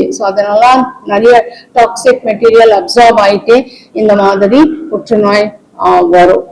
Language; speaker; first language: Tamil; non-native, local second language; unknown